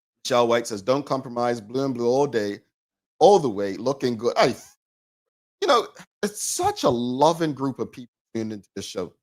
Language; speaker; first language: English; native; English